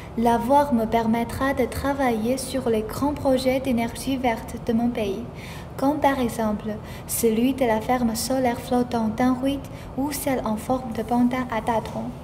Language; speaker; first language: French; non-native, fluent; Chinese